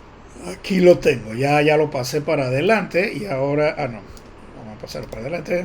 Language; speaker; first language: Spanish; native; Spanish